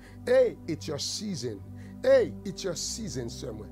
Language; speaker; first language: English; non-native, fluent; Haitian Creole